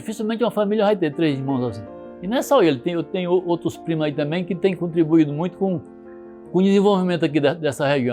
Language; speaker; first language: Portuguese; native; Portuguese